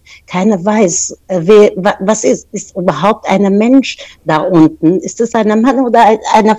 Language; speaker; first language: German; non-native, fluent; Persian